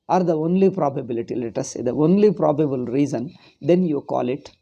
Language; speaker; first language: English; non-native, local second language; Kannada